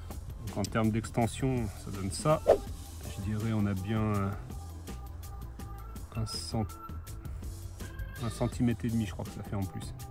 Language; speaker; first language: French; native; French